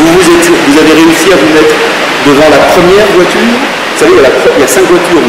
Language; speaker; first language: French; native; French